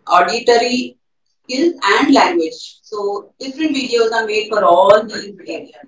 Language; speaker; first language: English; non-native, local second language; Marathi